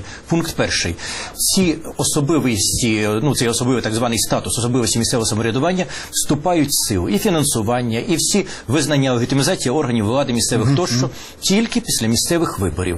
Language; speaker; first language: Ukrainian; native; Ukrainian